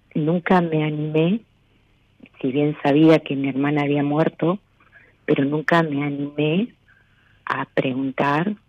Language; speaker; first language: Spanish; native; Spanish